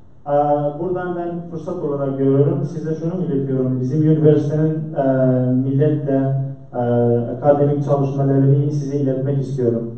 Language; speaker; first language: Turkish; non-native, fluent; Central Kurdish